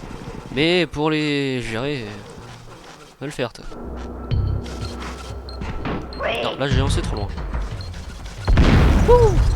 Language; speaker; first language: French; native; French